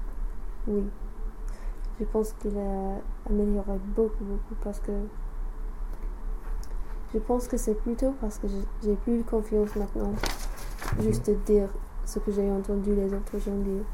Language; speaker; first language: French; non-native, fluent; English